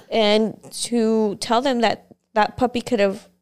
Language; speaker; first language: English; early bilingual, other home language; Spanish